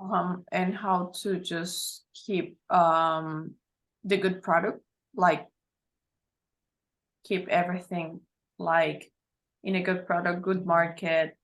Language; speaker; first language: English; non-native, learner; Spanish